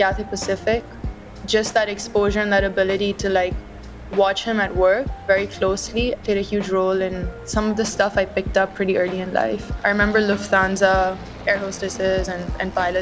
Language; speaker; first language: English; non-native, local second language; Urdu